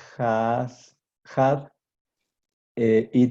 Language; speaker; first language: English; non-native, learner; Spanish